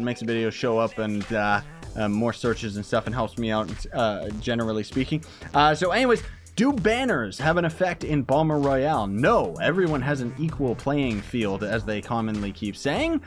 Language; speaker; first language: English; native; English